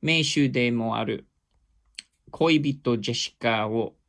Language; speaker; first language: Japanese; non-native, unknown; English